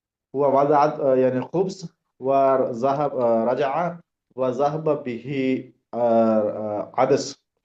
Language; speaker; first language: Arabic; non-native, learner; Urdu